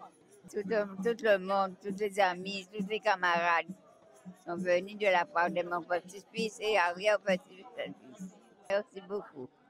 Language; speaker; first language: French; non-native, local second language; Guadeloupean Creole French